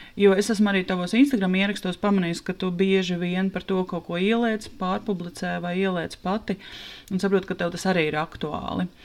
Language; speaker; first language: Latvian; native; Latvian